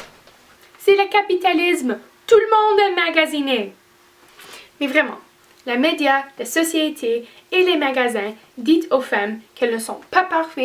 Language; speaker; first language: French; non-native, learner; English